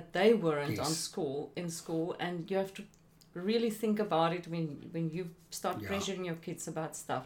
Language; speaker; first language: English; non-native, local second language; Afrikaans